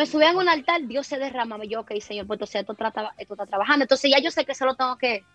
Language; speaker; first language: Spanish; early bilingual, heritage; Spanish